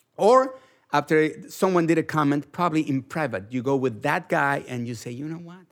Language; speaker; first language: English; non-native, fluent; Spanish